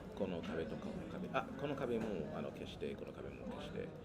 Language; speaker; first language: Japanese; non-native, learner; English